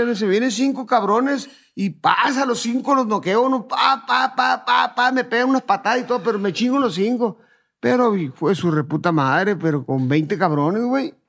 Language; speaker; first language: Spanish; native; Spanish